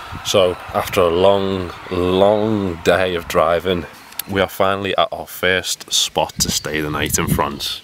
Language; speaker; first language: English; native; English